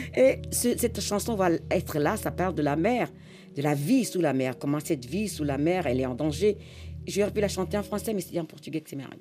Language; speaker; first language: French; non-native, local second language; Fon